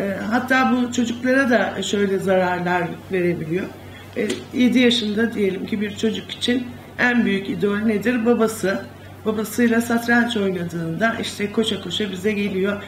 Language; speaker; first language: Turkish; native; Turkish